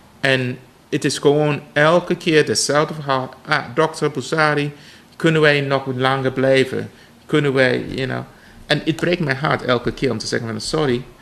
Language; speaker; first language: Dutch; non-native, fluent; English